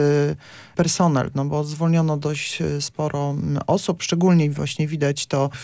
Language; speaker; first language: Polish; native; Polish